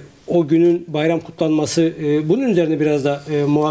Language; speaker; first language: Turkish; native; Turkish